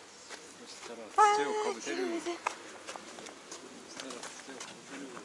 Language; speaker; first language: Japanese; native; Japanese